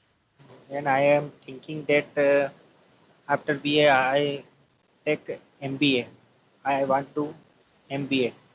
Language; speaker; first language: English; non-native, learner; Hindi